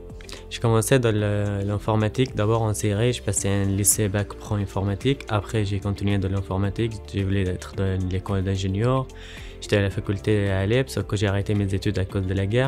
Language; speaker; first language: French; non-native, learner; Arabic